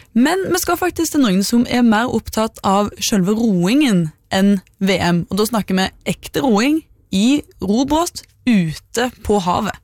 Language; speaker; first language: Norwegian; native; Norwegian